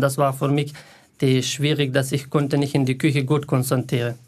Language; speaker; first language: German; non-native, learner; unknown